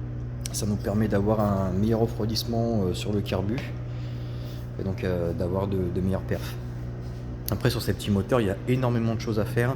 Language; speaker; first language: French; native; French